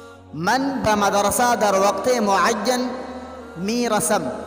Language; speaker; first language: Persian; non-native, learner; Urdu